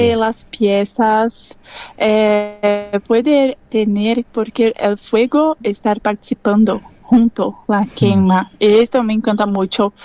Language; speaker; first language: Spanish; non-native, learner; Portuguese